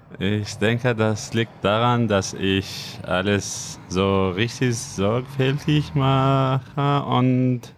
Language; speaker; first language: German; non-native, fluent; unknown